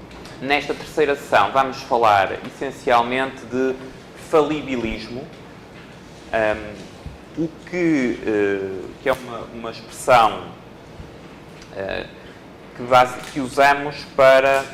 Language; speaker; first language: Portuguese; native; Portuguese